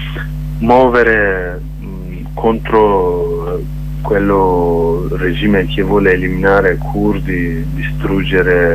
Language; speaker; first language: Italian; non-native, learner; Kurdish